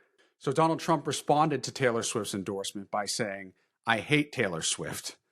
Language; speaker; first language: English; native; English